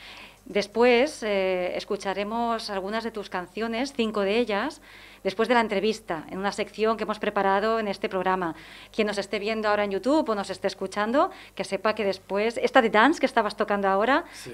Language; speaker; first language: Spanish; native; Spanish